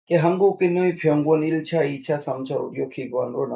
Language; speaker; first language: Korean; non-native, learner; Punjabi